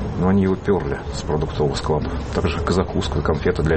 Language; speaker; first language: Russian; native; Russian